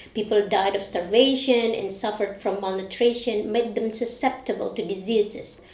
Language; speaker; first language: English; non-native, fluent; Indonesian